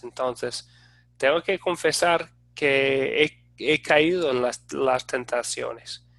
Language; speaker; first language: Spanish; non-native, fluent; English